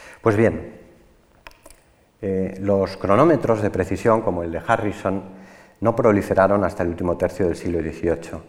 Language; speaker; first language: Spanish; native; Spanish